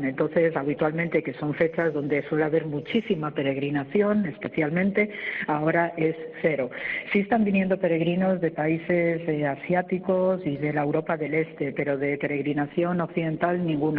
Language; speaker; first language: Spanish; native; Spanish